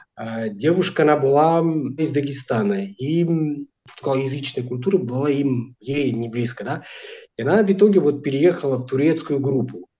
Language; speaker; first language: Russian; non-native, fluent; Portuguese